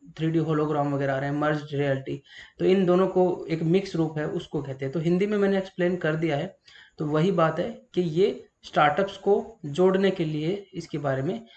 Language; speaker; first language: Hindi; native; Hindi